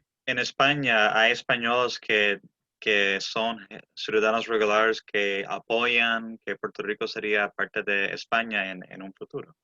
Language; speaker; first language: Spanish; early bilingual, heritage; English